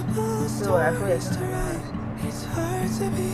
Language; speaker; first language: Chinese; native; Chinese